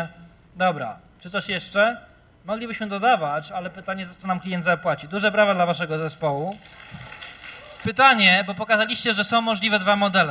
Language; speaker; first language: Polish; native; Polish